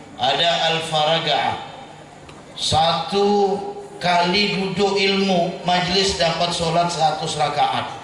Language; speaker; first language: Malay; native; Malay